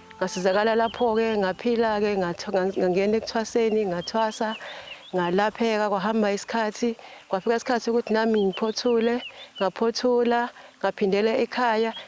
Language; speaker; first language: Zulu; native; Zulu